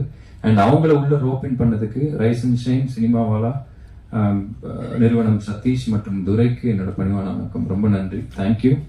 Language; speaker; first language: Tamil; native; Tamil